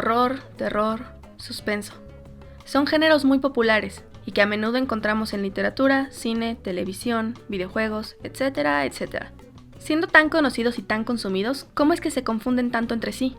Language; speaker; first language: Spanish; native; Spanish